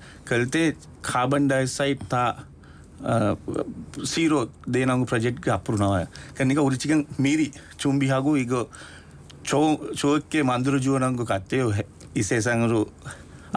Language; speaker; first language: Korean; non-native, learner; Sinhala